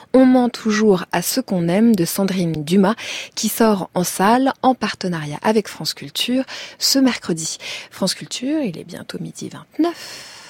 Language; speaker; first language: French; native; French